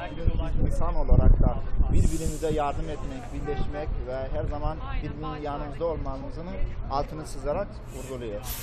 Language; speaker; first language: Turkish; non-native, fluent; Persian